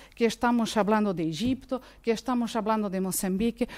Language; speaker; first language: Spanish; non-native, fluent; Portuguese